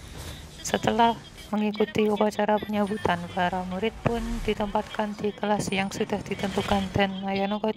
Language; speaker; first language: Indonesian; native; Indonesian